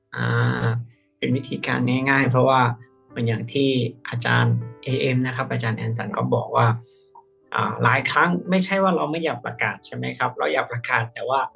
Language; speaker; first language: Thai; native; Thai